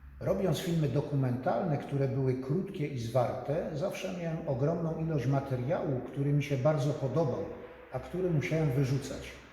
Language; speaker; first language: Polish; native; Polish